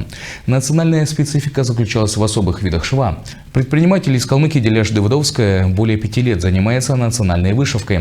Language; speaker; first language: Russian; native; Russian